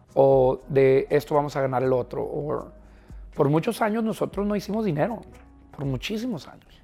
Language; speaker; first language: Spanish; early bilingual, heritage; Spanish